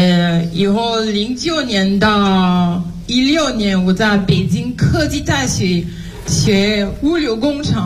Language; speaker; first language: Chinese; non-native, fluent; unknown